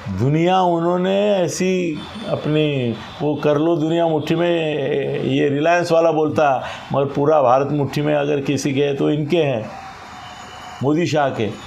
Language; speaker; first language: Hindi; non-native, local second language; Marathi